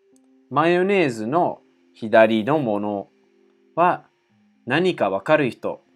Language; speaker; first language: Japanese; non-native, fluent; English